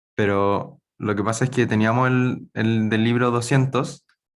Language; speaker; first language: Spanish; native; Spanish